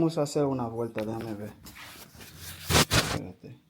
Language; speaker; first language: Spanish; non-native, learner; English